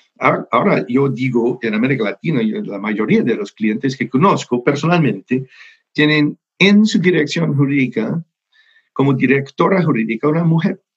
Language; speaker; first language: Spanish; non-native, fluent; English